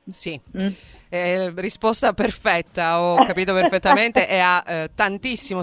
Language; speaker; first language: Italian; native; Italian